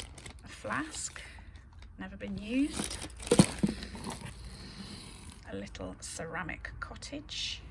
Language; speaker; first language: English; native; English